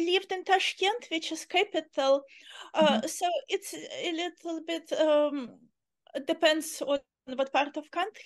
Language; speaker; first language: English; non-native, fluent; Uzbek